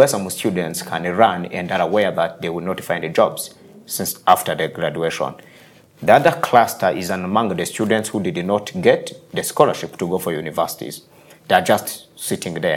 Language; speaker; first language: English; non-native, local second language; Kinyarwanda